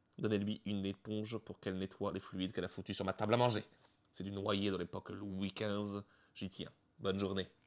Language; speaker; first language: French; native; French